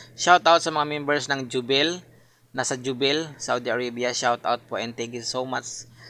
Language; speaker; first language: Filipino; non-native, local second language; Masbatenyo